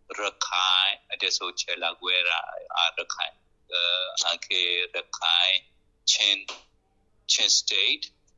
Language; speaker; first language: Italian; non-native, learner; Burmese